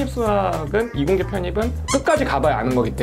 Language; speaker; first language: Korean; native; Korean